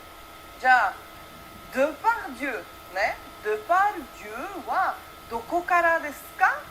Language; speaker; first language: Japanese; early bilingual, heritage; Japanese